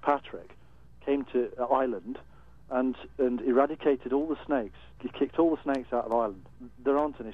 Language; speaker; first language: English; native; English